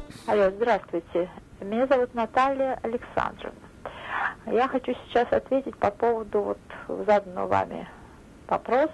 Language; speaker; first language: Russian; native; Russian